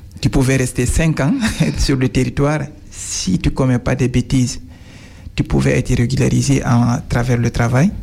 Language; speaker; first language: French; non-native, local second language; Fula